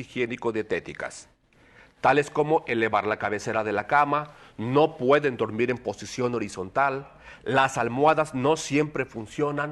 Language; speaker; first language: Spanish; native; Spanish